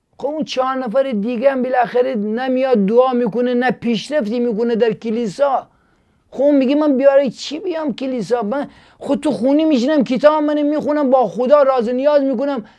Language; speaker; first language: Persian; native; Persian